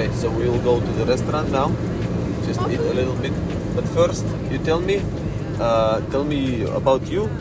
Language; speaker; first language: English; non-native, learner; Russian